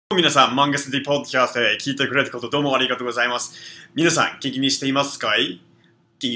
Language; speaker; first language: Japanese; non-native, fluent; English